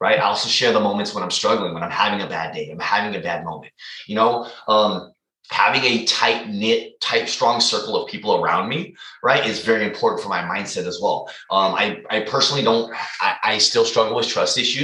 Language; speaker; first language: English; native; English